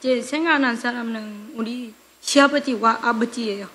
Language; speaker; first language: Korean; non-native, learner; Vietnamese